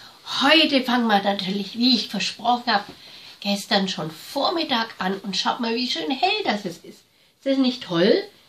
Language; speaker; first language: German; native; German